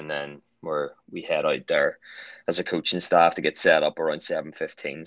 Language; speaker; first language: English; native; English